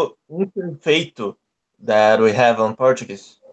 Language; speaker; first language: English; non-native, learner; Portuguese